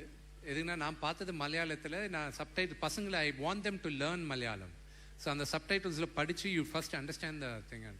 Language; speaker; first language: Tamil; non-native, local second language; Telugu